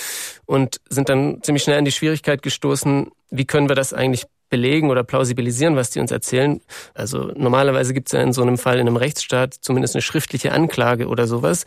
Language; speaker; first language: German; native; German